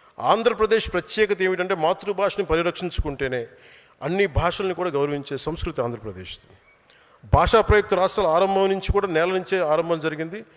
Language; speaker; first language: Telugu; native; Telugu